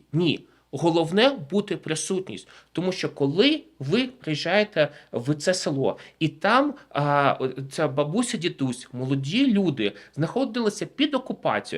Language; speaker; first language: Ukrainian; native; Ukrainian